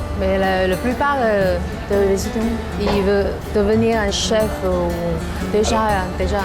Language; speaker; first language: French; non-native, fluent; Chinese